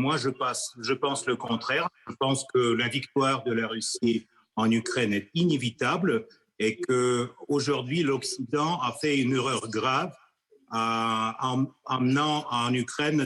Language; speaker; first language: French; non-native, fluent; Russian